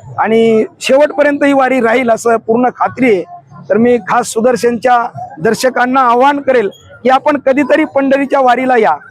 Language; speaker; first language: Marathi; native; Marathi